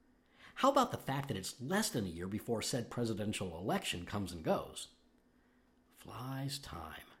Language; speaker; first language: English; native; English